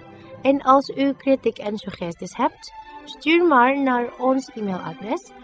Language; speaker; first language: Dutch; non-native, learner; Indonesian